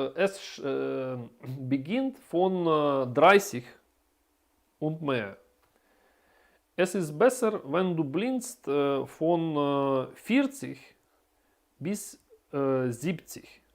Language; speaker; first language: German; non-native, learner; Russian